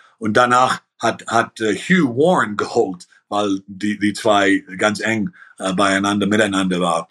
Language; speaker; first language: German; early bilingual, heritage; German